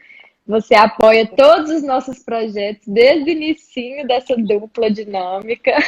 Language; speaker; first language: Portuguese; native; Portuguese